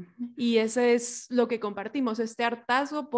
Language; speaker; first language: Spanish; early bilingual, heritage; Spanish